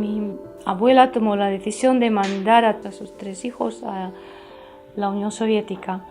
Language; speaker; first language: Spanish; early bilingual, heritage; Spanish